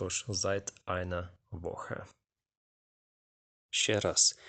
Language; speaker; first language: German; non-native, fluent; Ukrainian